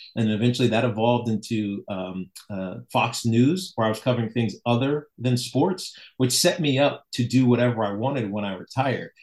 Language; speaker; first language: English; native; English